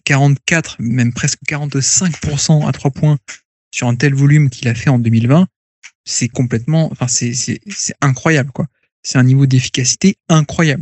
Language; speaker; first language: French; native; French